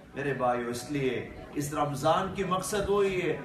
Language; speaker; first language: Hindi; non-native, learner; Tamil